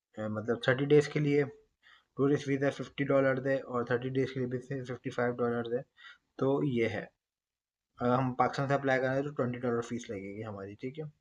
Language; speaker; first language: Urdu; native; Urdu